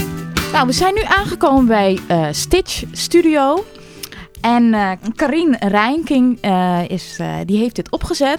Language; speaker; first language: Dutch; native; Dutch